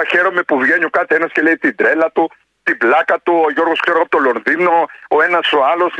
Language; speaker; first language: Greek; native; Greek